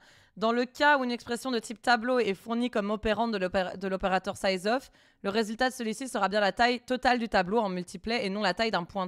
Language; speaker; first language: French; native; French